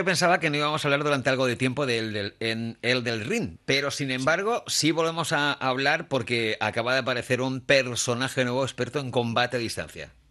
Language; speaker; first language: Spanish; native; Spanish